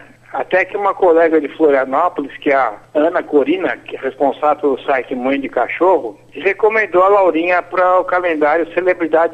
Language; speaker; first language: Portuguese; native; Portuguese